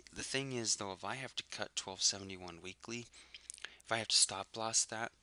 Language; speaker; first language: English; native; English